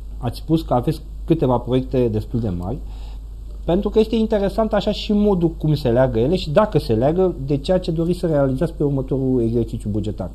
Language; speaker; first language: Romanian; native; Romanian